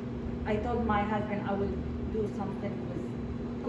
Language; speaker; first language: English; non-native, learner; Arabic